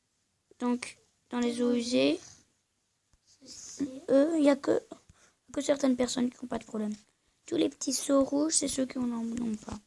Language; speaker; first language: French; native; French